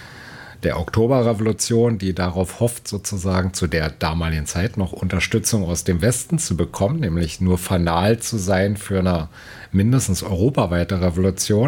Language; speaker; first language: German; native; German